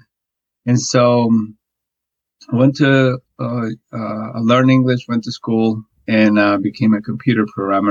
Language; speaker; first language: English; non-native, fluent; Spanish